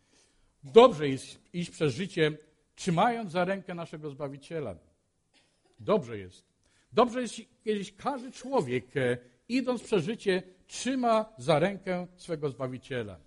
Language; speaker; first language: Polish; native; Polish